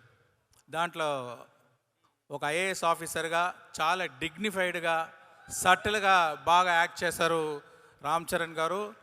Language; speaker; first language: Telugu; non-native, learner; Tamil